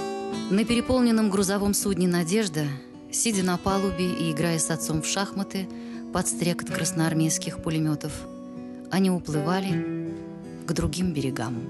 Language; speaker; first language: Russian; native; Russian